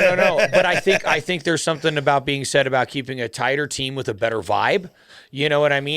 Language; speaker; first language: English; native; English